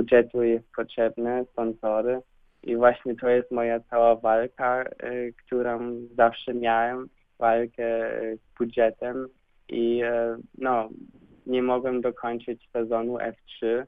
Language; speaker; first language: Polish; early bilingual, heritage; Polish